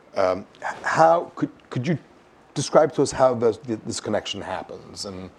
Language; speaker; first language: English; native; English